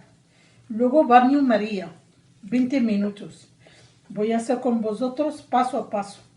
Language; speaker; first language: Spanish; non-native, learner; Arabic